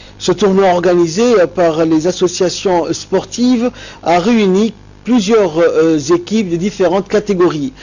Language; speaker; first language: French; non-native, local second language; Somali